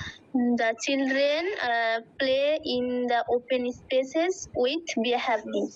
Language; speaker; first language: English; non-native, learner; Bangla